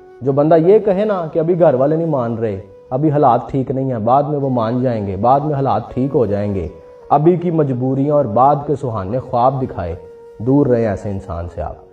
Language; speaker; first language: Urdu; non-native, local second language; Punjabi